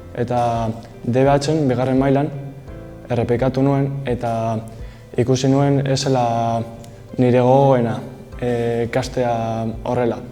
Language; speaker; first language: Basque; non-native, local second language; Spanish